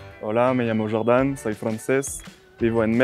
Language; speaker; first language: Spanish; non-native, learner; French